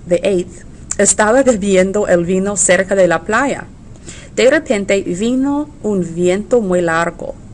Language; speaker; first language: Spanish; non-native, fluent; English